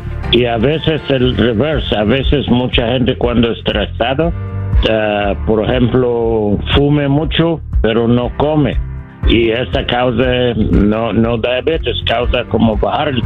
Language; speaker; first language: Spanish; non-native, learner; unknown